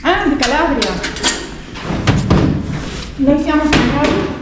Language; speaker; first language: Italian; non-native, learner; Spanish